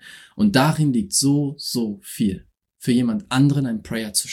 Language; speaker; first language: German; native; German